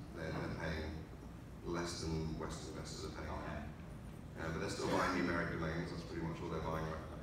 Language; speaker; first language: English; native; English